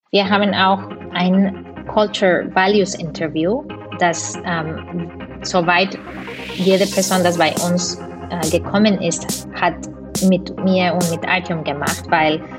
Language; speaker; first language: German; non-native, fluent; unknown